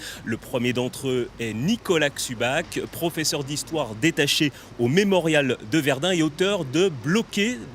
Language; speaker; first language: French; native; French